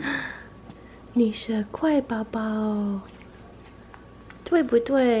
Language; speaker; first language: Chinese; non-native, learner; English